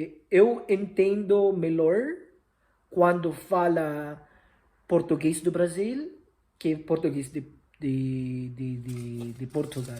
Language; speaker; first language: Portuguese; non-native, learner; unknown